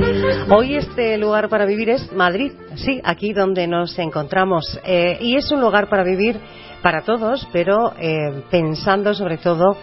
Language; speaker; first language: Spanish; native; Spanish